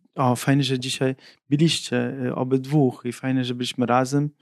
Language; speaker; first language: Polish; non-native, fluent; Italian